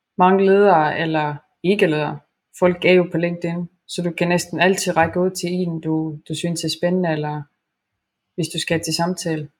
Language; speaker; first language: Danish; non-native, fluent; Estonian